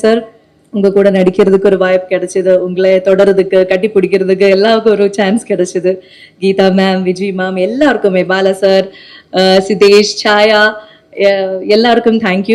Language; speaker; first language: Tamil; non-native, local second language; Malayalam